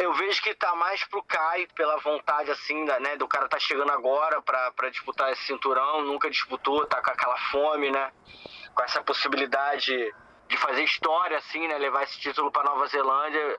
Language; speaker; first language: Portuguese; native; Portuguese